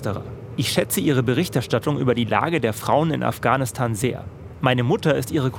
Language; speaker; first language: German; non-native, fluent; Persian